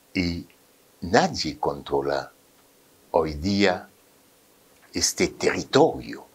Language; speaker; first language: Spanish; non-native, fluent; Haitian Creole